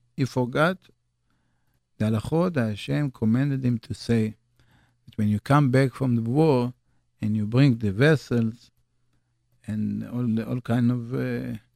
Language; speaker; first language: English; non-native, fluent; Hebrew